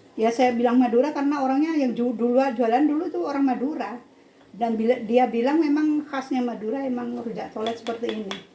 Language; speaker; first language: Indonesian; native; Indonesian